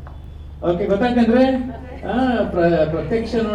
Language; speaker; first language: Kannada; native; Kannada